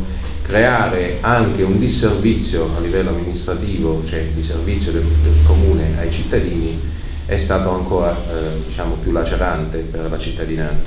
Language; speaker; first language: Italian; native; Italian